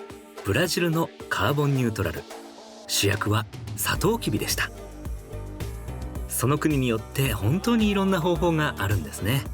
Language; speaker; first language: Japanese; native; Japanese